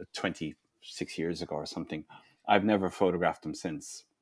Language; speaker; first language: English; native; English